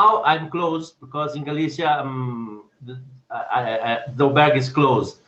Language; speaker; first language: English; non-native, learner; Portuguese